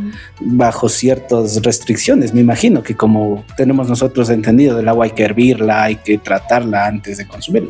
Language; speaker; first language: Spanish; native; Spanish